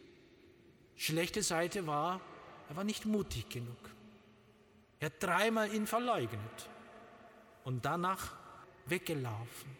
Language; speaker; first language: German; non-native, learner; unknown